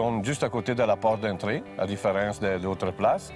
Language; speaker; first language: French; non-native, fluent; Italian